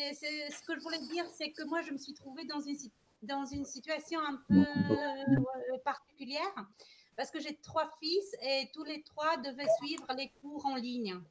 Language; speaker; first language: French; non-native, fluent; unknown